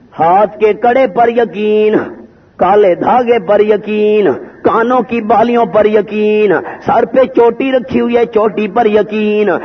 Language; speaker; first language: Urdu; native; Urdu